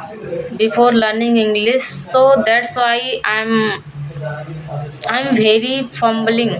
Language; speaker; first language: English; non-native, learner; Hindi